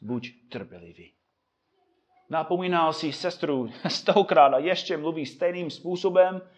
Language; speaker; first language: Czech; non-native, fluent; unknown